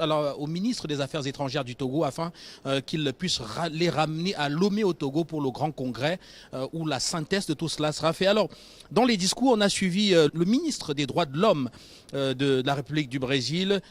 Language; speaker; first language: French; native; French